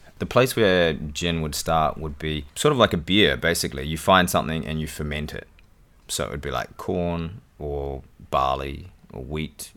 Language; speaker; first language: English; native; English